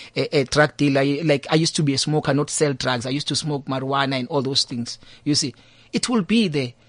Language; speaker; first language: English; non-native, local second language; Zulu